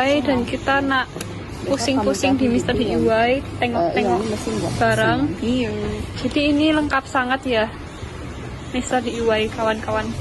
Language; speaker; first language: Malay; non-native, learner; Indonesian